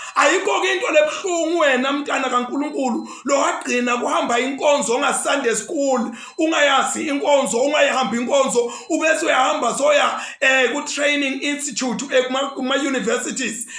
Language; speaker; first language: Zulu; non-native, local second language; Swati